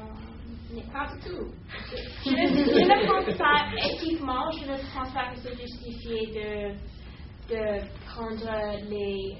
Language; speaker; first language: French; non-native, learner; English